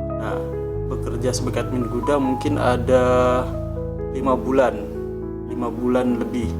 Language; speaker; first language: Indonesian; non-native, local second language; Javanese